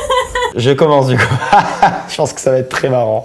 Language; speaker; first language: French; native; French